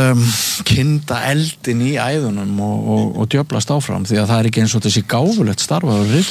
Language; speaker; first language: Icelandic; native; Icelandic